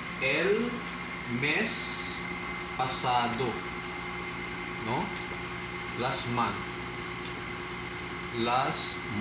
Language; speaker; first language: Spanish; non-native, fluent; Filipino